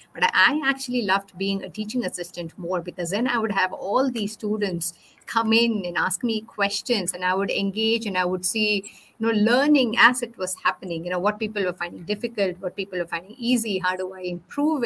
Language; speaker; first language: English; non-native, local second language; Tamil